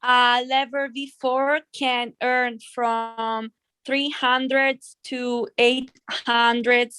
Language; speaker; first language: English; non-native, fluent; Italian